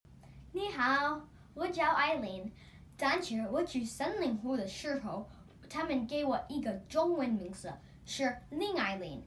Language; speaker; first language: Chinese; non-native, learner; English